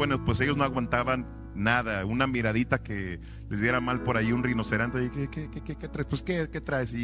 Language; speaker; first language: Spanish; native; Spanish